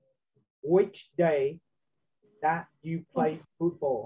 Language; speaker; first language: English; non-native, fluent; Vietnamese